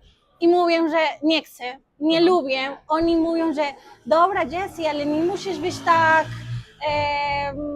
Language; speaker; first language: Polish; non-native, fluent; Spanish